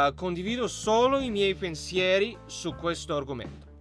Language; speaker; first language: Italian; non-native, learner; Russian